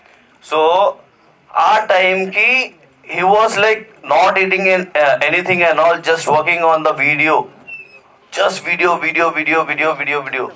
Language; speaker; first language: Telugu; non-native, learner; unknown